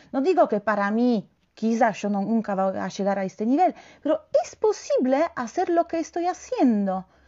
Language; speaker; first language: Spanish; non-native, fluent; Polish